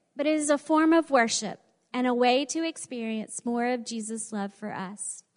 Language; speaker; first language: English; native; English